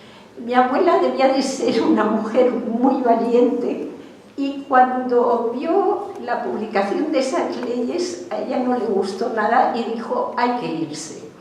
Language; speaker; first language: Spanish; early bilingual, other home language; Hungarian